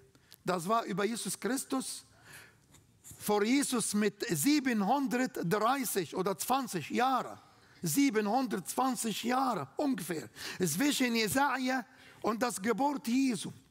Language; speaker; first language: German; non-native, fluent; Arabic